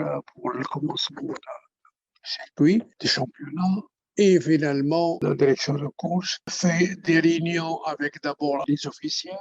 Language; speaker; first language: French; non-native, local second language; Arabic